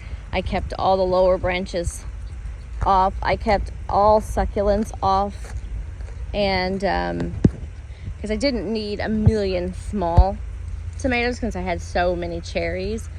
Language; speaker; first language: English; native; English